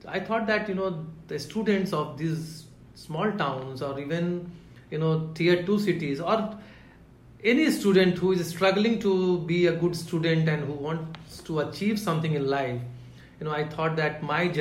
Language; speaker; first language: English; non-native, local second language; Hindi